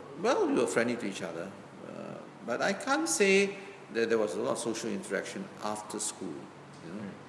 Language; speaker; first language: English; non-native, local second language; Min Nan Chinese